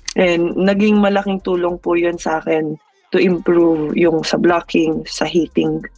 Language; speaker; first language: Filipino; native; Filipino